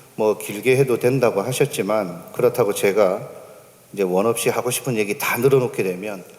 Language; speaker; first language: Korean; native; Korean